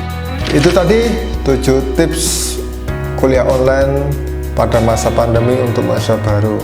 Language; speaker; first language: Indonesian; native; Indonesian